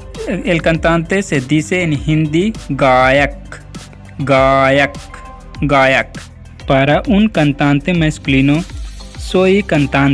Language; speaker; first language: Spanish; non-native, learner; Hindi